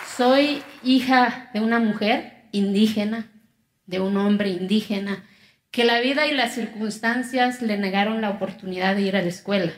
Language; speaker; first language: Spanish; non-native, local second language; Zapotec